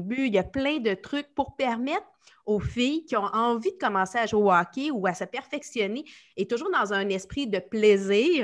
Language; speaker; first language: French; native; French